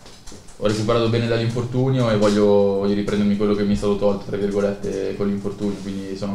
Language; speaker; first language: Italian; native; Italian